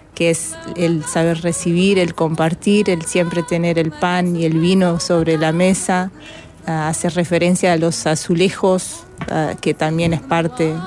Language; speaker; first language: Spanish; non-native, fluent; Portuguese